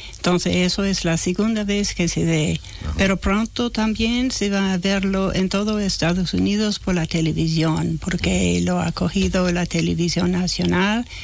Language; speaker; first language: Spanish; non-native, fluent; English